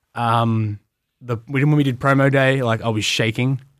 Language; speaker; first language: English; native; English